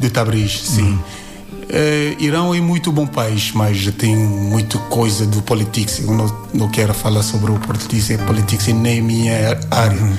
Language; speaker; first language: Portuguese; non-native, learner; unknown